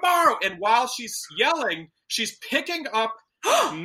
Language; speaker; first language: English; native; English